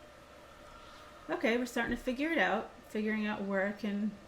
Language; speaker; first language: English; native; English